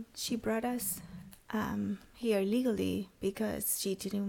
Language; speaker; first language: English; non-native, fluent; Spanish